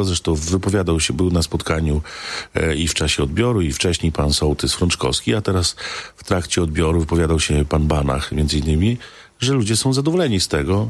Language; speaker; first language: Polish; native; Polish